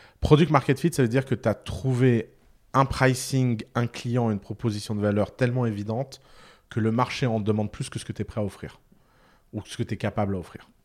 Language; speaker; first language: French; early bilingual, other home language; Arabic